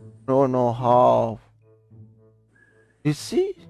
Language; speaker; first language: English; non-native, learner; Malay